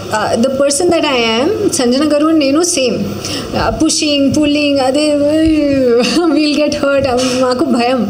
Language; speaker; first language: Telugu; non-native, learner; Hindi